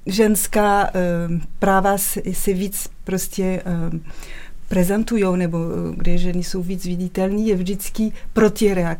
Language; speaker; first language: Czech; non-native, fluent; French